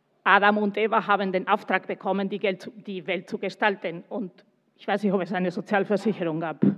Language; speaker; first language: German; non-native, fluent; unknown